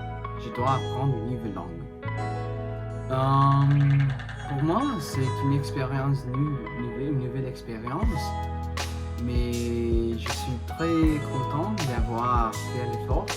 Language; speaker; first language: French; non-native, learner; Spanish